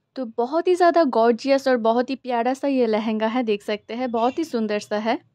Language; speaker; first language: Hindi; non-native, local second language; Bangla